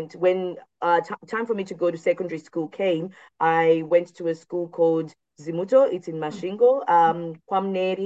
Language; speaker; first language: English; non-native, local second language; Shona